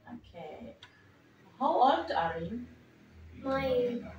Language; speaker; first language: English; non-native, learner; Indonesian